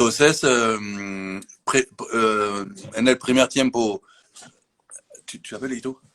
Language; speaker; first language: Spanish; non-native, learner; French